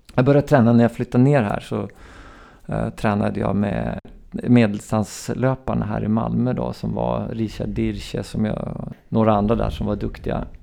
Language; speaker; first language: Swedish; native; Swedish